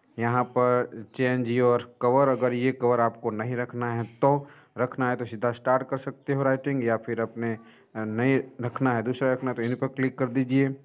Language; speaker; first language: Hindi; non-native, local second language; Gujarati